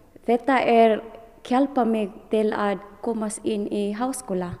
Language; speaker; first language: Icelandic; non-native, learner; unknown